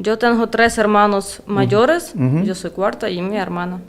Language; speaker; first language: Spanish; non-native, learner; Russian